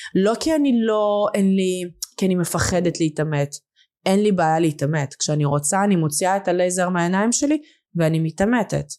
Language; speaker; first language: Hebrew; early bilingual, other home language; Russian